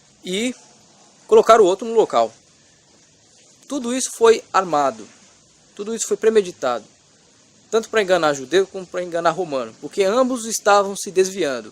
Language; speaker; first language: Portuguese; native; Portuguese